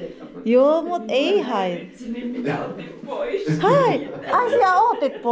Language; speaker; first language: Finnish; non-native, learner; Filipino